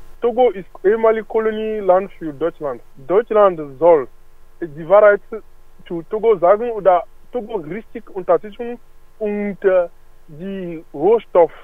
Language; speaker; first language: German; non-native, learner; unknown